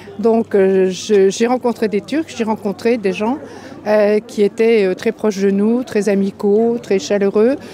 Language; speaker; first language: French; native; French